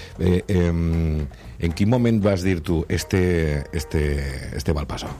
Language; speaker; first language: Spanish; non-native, local second language; Catalan